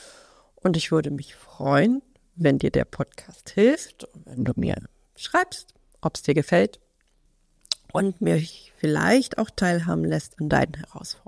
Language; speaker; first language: German; native; German